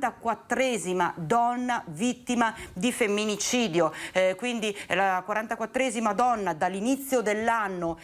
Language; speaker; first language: Italian; native; Italian